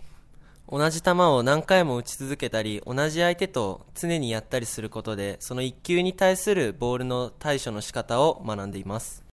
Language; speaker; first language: Japanese; native; Japanese